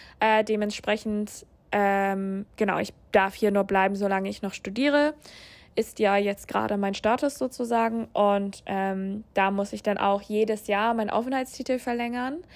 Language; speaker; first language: German; non-native, fluent; English